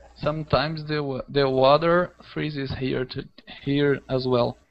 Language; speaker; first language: English; non-native, fluent; Portuguese